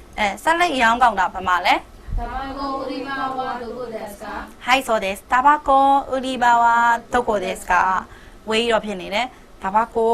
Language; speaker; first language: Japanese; non-native, fluent; Burmese